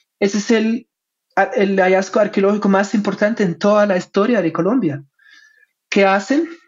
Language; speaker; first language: Spanish; non-native, fluent; German